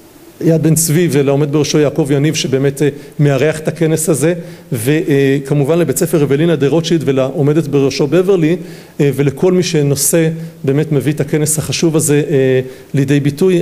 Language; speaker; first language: Hebrew; native; Hebrew